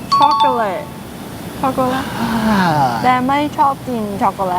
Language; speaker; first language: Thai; non-native, learner; English